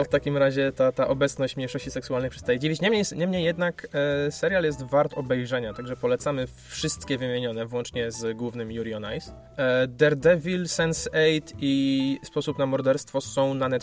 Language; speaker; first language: Polish; native; Polish